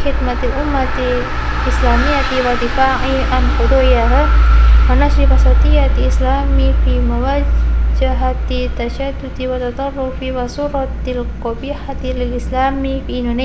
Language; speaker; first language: Arabic; non-native, learner; Indonesian